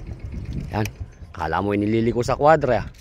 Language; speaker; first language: Filipino; native; Filipino